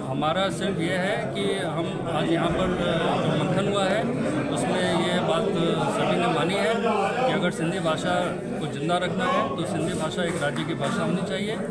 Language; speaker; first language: Hindi; non-native, local second language; Sindhi